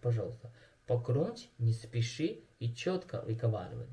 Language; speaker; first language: Russian; non-native, learner; Chinese